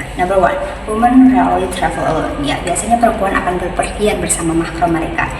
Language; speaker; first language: Indonesian; native; Indonesian